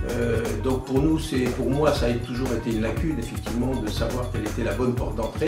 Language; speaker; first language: French; native; French